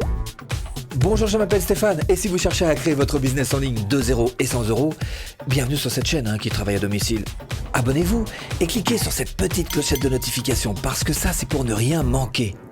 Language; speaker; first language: French; native; French